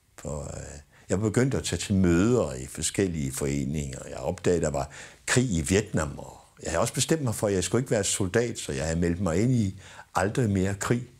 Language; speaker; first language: Danish; native; Danish